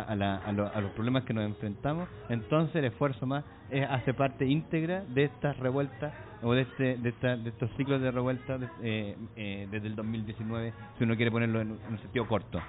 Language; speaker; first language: Spanish; native; Spanish